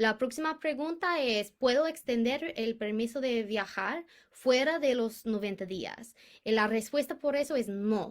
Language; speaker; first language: Spanish; non-native, fluent; English